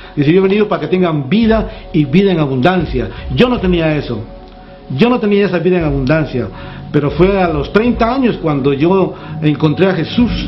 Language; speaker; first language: Spanish; native; Spanish